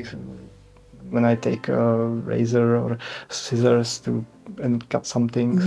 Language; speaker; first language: English; non-native, learner; Czech